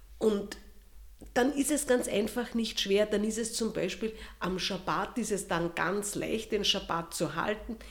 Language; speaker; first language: German; native; German